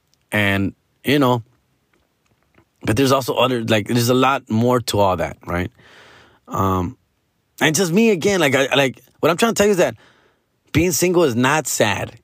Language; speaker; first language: English; early bilingual, other home language; Spanish